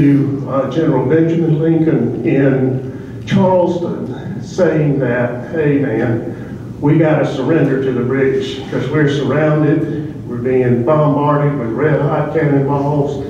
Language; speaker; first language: English; native; English